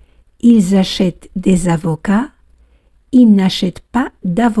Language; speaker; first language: French; non-native, fluent; Spanish